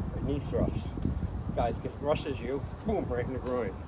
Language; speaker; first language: English; native; English